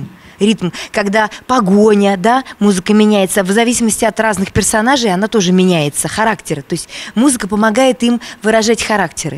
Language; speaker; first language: Russian; native; Russian